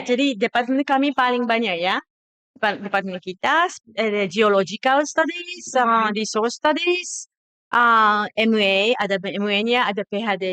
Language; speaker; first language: Indonesian; non-native, fluent; Japanese